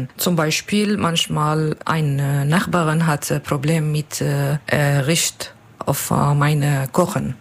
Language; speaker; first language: German; non-native, learner; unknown